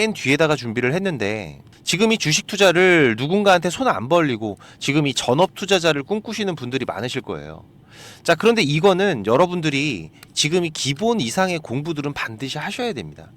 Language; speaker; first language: Korean; native; Korean